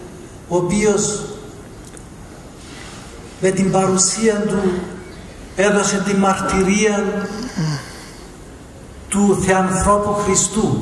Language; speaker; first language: Greek; native; Greek